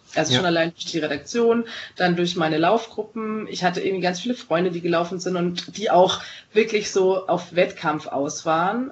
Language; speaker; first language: German; native; German